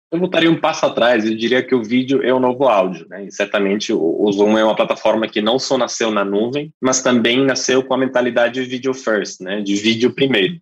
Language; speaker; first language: Portuguese; non-native, fluent; English